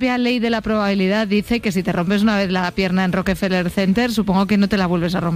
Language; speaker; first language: Spanish; native; Spanish